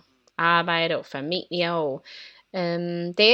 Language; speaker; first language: Danish; non-native, learner; English